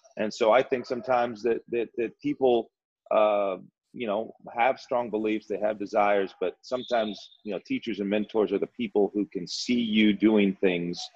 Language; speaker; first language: English; native; English